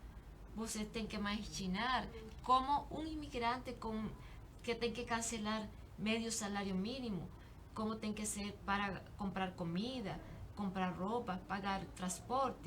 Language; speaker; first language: Portuguese; non-native, learner; Spanish